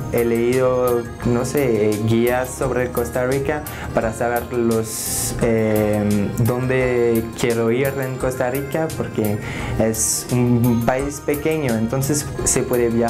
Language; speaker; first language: Spanish; non-native, learner; French